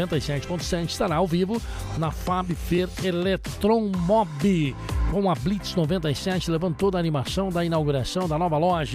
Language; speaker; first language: Portuguese; native; Portuguese